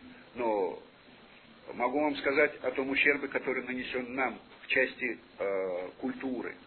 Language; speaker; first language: Russian; native; Russian